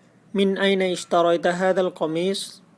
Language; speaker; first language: Arabic; non-native, fluent; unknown